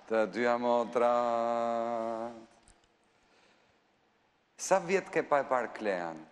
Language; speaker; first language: Albanian; native; Albanian